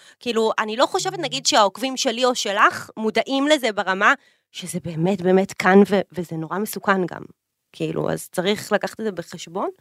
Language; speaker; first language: Hebrew; native; Hebrew